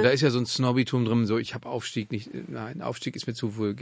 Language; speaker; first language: German; native; German